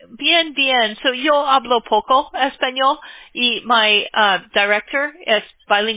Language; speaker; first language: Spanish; non-native, learner; English